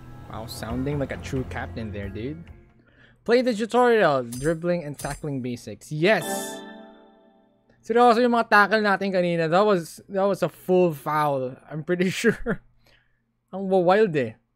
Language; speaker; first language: English; non-native, local second language; Filipino